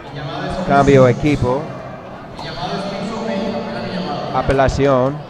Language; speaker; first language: Spanish; non-native, learner; English